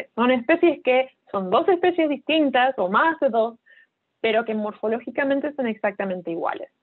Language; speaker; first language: Spanish; native; Spanish